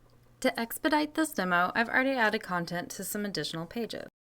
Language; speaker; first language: English; native; English